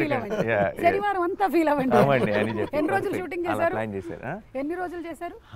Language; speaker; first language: Telugu; native; Telugu